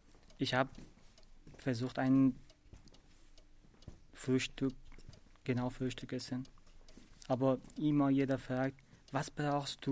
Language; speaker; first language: German; non-native, learner; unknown